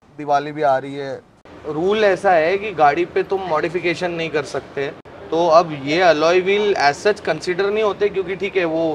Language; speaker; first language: Hindi; native; Hindi